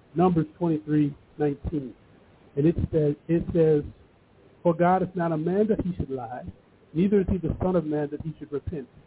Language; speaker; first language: English; early bilingual, other home language; Yoruba